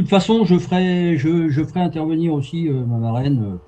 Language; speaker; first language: French; native; French